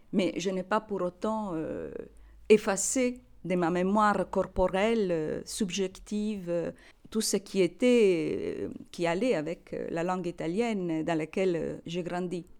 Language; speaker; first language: French; non-native, fluent; Italian